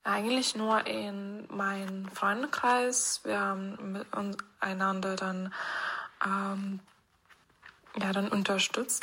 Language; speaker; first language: German; non-native, fluent; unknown